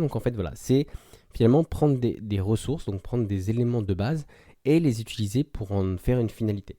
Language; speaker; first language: French; native; French